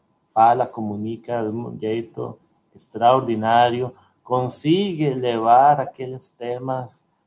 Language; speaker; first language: Portuguese; non-native, learner; Spanish